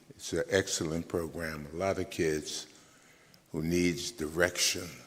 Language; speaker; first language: English; native; English